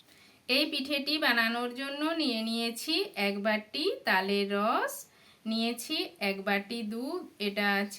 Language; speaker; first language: Bangla; native; Bangla